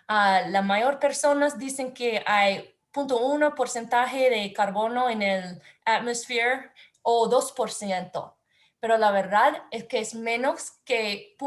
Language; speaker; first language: Spanish; non-native, learner; English